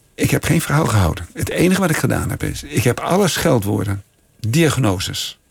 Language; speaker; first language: Dutch; native; Dutch